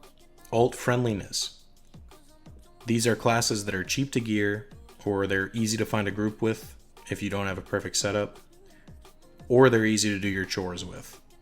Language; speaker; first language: English; native; English